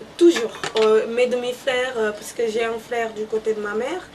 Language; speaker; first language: French; non-native, learner; Portuguese